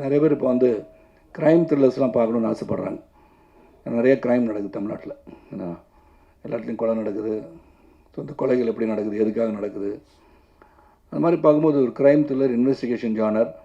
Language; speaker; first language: Tamil; native; Tamil